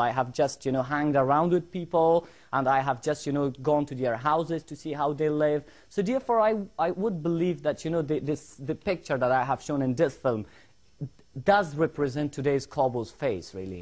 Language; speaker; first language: English; non-native, fluent; Persian